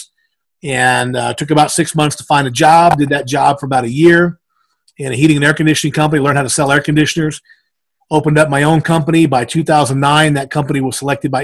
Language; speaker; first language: English; native; English